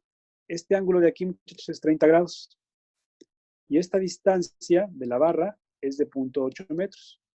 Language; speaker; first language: Spanish; native; Spanish